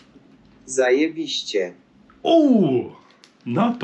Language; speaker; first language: Polish; non-native, learner; English